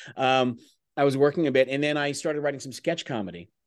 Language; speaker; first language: English; native; English